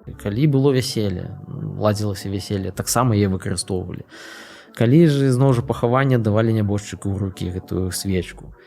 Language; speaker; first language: Belarusian; non-native, local second language; Russian